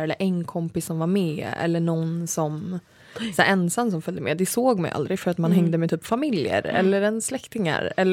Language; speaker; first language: Swedish; native; Swedish